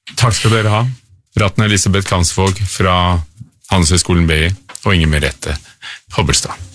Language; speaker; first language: Norwegian; native; Norwegian